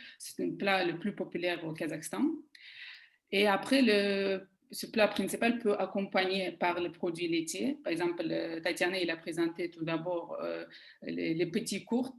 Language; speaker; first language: French; non-native, fluent; Kazakh